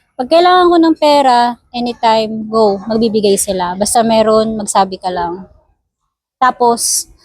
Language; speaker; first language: Filipino; non-native, local second language; Bikol